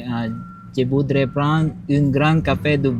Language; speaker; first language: French; non-native, learner; Filipino